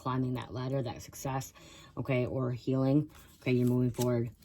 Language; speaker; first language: English; native; English